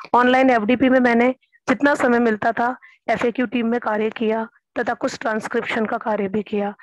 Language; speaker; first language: Hindi; native; Hindi